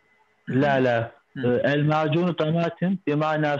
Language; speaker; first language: Arabic; non-native, learner; Turkish